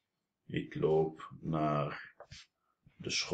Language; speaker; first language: Dutch; non-native, fluent; Turkish